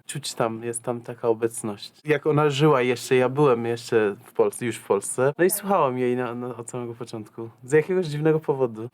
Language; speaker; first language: Polish; non-native, fluent; Persian